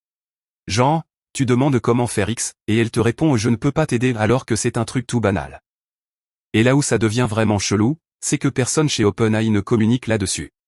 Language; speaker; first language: French; native; French